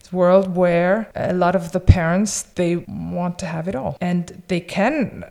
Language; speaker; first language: English; early bilingual, other home language; French